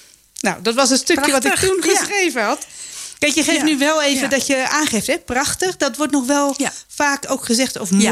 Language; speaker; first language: Dutch; native; Dutch